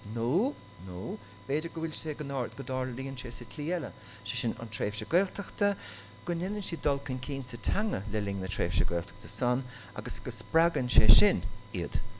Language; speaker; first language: Irish; native; Irish